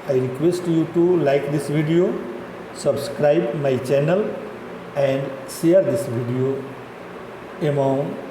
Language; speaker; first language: English; non-native, local second language; Marathi